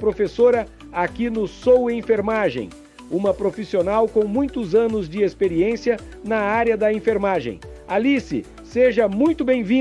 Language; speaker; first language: Portuguese; native; Portuguese